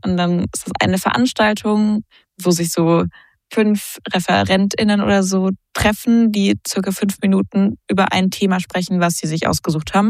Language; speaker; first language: German; native; German